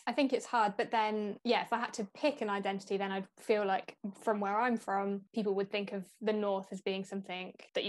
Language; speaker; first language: English; native; English